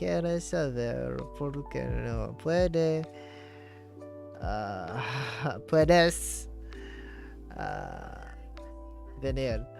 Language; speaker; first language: Spanish; non-native, learner; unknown